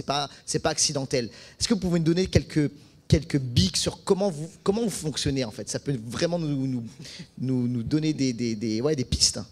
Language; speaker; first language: French; native; French